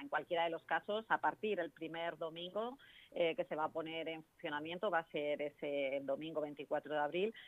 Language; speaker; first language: Spanish; native; Spanish